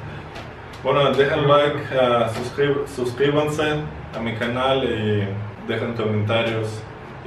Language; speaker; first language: Spanish; non-native, fluent; Russian